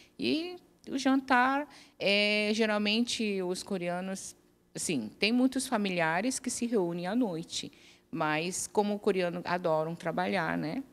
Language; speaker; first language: Portuguese; non-native, fluent; Korean